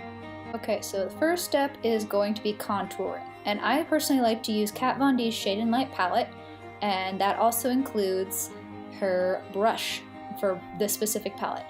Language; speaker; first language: English; native; English